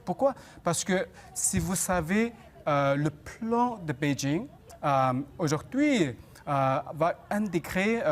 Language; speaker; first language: French; non-native, fluent; Chinese